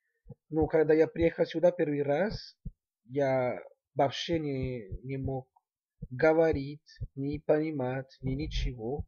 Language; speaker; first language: Russian; non-native, learner; Spanish